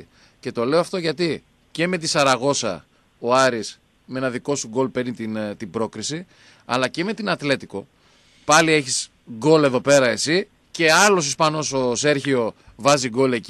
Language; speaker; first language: Greek; native; Greek